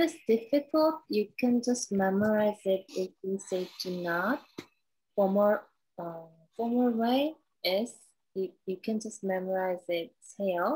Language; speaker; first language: English; non-native, learner; Korean